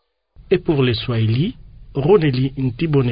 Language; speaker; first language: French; non-native, local second language; Lingala